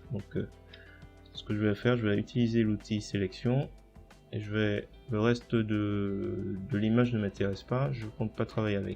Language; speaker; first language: French; native; French